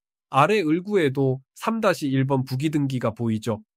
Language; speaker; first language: Korean; native; Korean